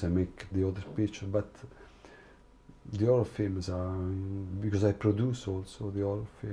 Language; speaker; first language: English; non-native, learner; Italian